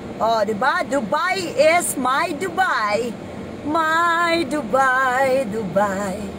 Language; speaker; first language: Filipino; non-native, local second language; Cebuano